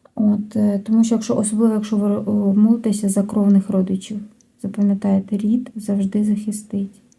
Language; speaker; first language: Ukrainian; non-native, local second language; Russian